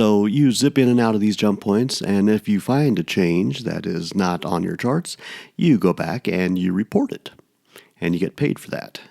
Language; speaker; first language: English; native; English